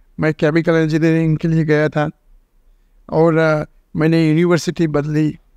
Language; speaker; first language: Hindi; non-native, local second language; Gujarati